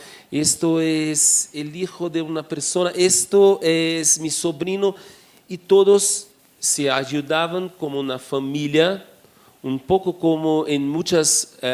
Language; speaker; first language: Spanish; non-native, fluent; Portuguese